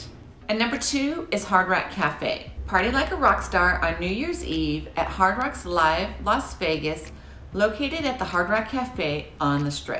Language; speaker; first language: English; native; English